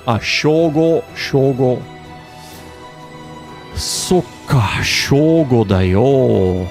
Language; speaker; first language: Japanese; non-native, learner; English